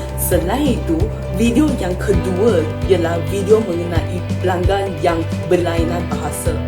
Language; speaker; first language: Malay; non-native, local second language; Chinese